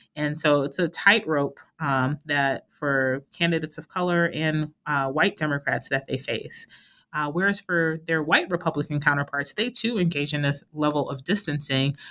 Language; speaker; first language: English; native; English